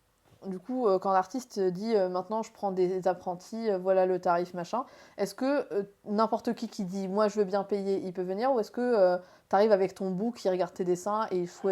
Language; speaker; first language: French; native; French